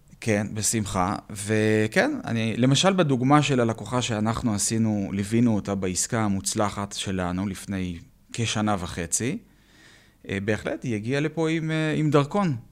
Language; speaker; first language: Hebrew; native; Hebrew